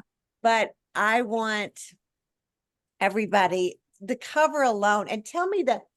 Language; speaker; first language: English; native; English